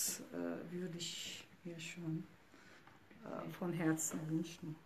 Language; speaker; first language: German; non-native, fluent; Turkish